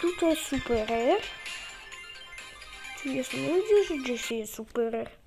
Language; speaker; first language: Polish; non-native, learner; Slovak